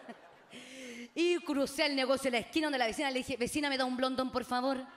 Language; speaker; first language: Spanish; native; Spanish